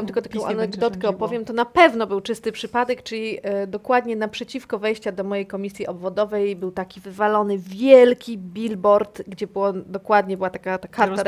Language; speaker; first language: Polish; native; Polish